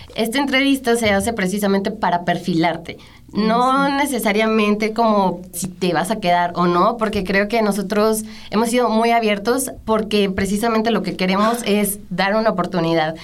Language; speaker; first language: Spanish; native; Spanish